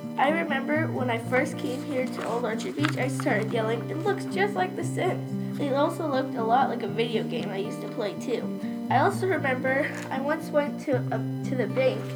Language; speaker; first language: English; non-native, fluent; Turkish